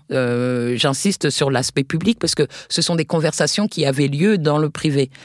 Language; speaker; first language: French; native; French